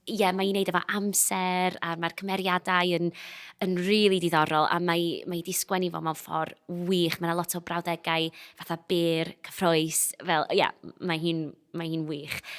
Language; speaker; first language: Welsh; non-native, local second language; English